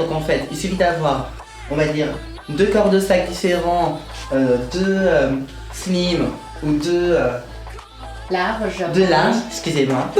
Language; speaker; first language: French; native; French